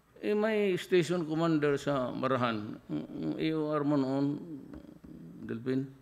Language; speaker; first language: Filipino; non-native, local second language; Cebuano